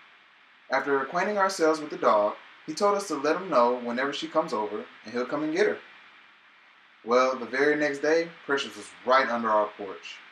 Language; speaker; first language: English; native; English